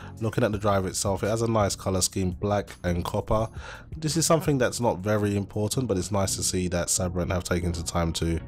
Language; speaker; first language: English; native; English